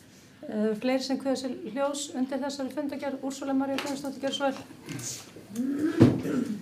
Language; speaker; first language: Icelandic; native; Icelandic